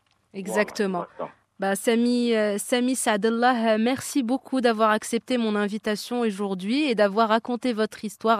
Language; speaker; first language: French; native; French